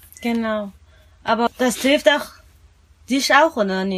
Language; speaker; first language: German; non-native, learner; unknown